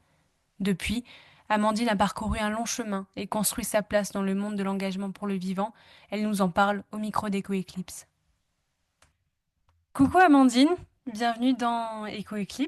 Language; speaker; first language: French; native; French